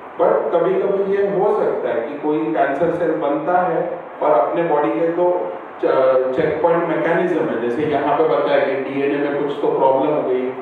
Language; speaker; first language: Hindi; non-native, local second language; Marathi